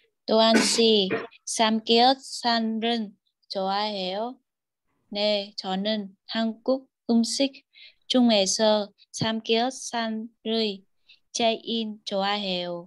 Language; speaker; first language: Korean; non-native, learner; Vietnamese